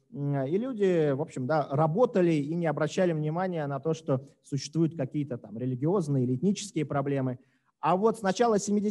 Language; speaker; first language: Russian; native; Russian